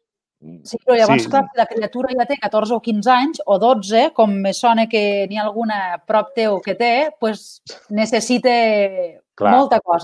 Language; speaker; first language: Catalan; native; Catalan